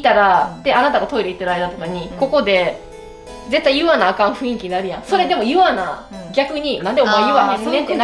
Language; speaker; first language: Japanese; native; Japanese